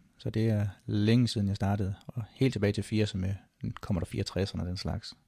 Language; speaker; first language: Danish; native; Danish